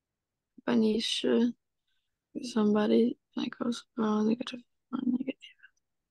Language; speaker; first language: English; non-native, learner; Indonesian